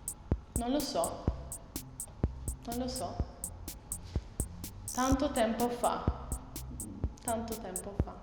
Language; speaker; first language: Italian; non-native, learner; Turkish